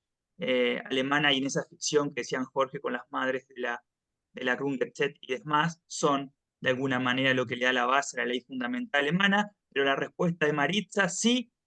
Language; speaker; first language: Spanish; native; Spanish